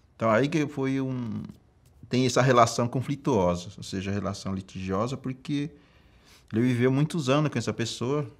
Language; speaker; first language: Portuguese; native; Portuguese